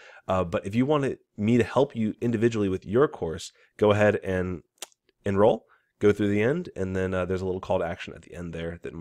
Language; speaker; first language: English; native; English